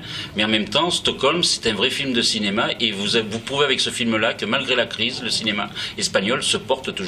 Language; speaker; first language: French; native; French